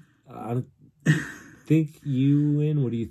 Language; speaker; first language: English; native; English